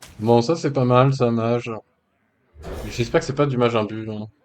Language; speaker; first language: French; native; French